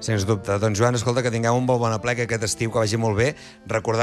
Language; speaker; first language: Catalan; native; Catalan